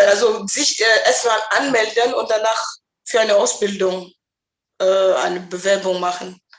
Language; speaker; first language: German; non-native, learner; French